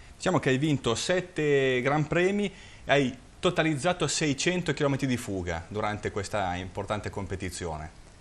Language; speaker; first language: Italian; native; Italian